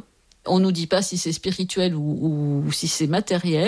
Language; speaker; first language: French; native; French